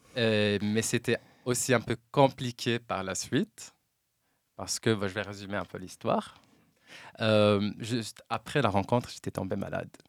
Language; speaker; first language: French; non-native, local second language; Arabic